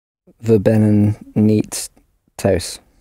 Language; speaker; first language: Dutch; non-native, learner; English